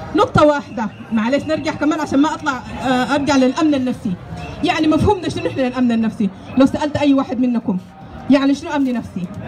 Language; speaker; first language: Arabic; native; Arabic